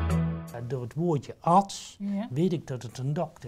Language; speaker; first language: Dutch; native; Dutch